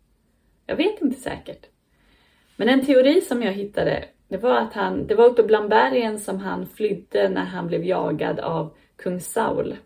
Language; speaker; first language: Swedish; native; Swedish